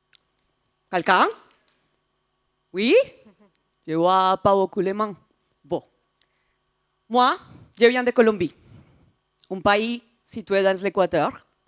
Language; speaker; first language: French; non-native, fluent; Spanish